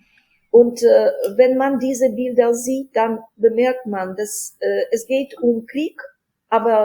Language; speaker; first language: German; non-native, fluent; Ukrainian